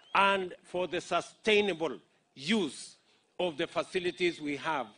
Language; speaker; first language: English; non-native, local second language; Kalenjin